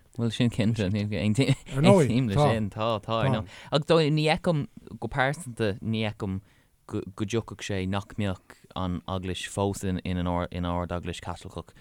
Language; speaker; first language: Irish; native; Irish